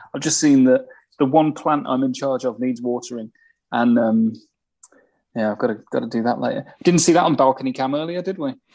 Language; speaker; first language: English; native; English